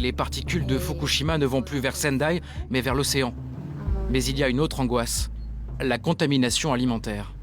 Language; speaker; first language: French; native; French